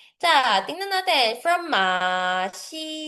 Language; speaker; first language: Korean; non-native, fluent; Filipino